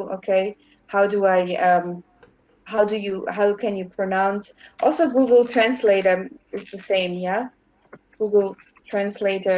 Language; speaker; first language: English; non-native, fluent; German